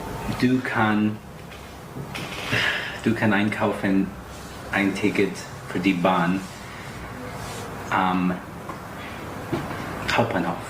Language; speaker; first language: German; non-native, learner; English